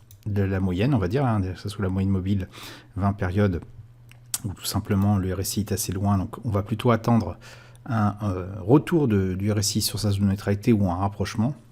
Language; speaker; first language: French; native; French